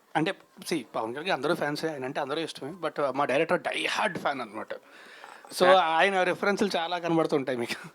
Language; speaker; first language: Telugu; native; Telugu